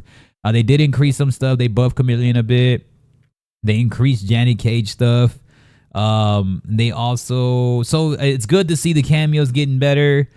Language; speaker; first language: English; native; English